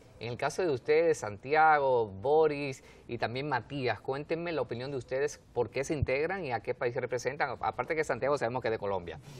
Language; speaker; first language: Spanish; native; Spanish